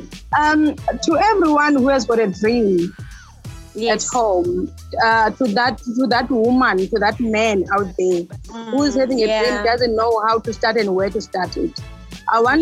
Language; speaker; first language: English; non-native, local second language; Xhosa